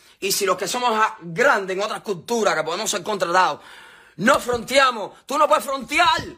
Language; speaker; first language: Spanish; native; Spanish